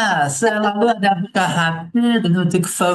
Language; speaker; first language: Indonesian; non-native, fluent; English